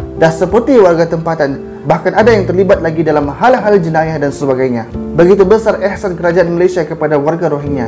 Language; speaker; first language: Malay; native; Malay